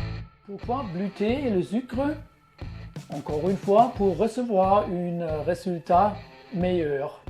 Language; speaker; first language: French; non-native, learner; German